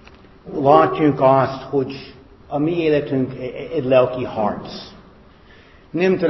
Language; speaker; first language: Hungarian; non-native, fluent; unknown